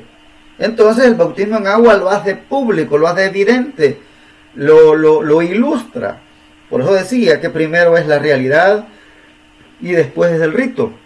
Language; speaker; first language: Spanish; native; Spanish